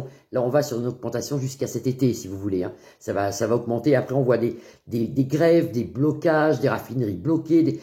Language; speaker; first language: French; native; French